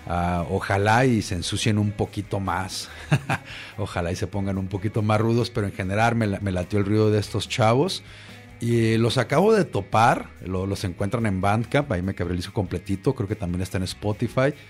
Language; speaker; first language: Spanish; native; Spanish